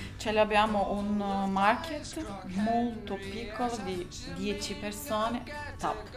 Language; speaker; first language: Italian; non-native, learner; Turkish